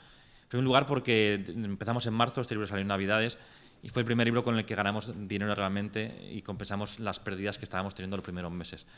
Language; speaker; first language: Spanish; native; Spanish